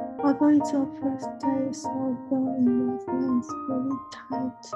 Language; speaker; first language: English; non-native, learner; Chinese